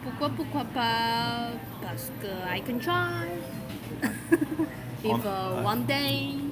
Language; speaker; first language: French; non-native, learner; Thai